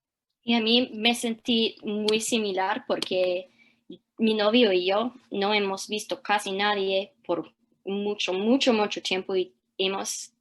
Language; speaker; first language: Spanish; early bilingual, heritage; English